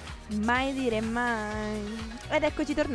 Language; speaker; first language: Italian; native; Italian